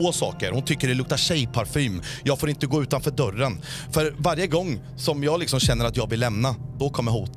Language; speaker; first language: Swedish; native; Swedish